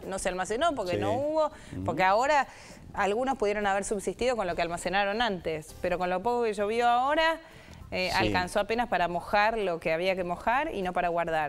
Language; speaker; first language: Spanish; native; Spanish